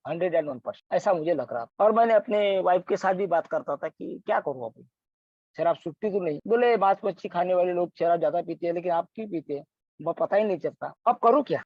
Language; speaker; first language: Hindi; non-native, local second language; Marathi